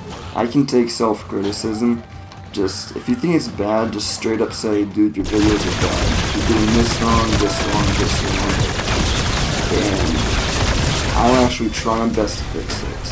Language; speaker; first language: English; native; English